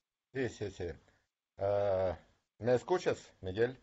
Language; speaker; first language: Spanish; non-native, learner; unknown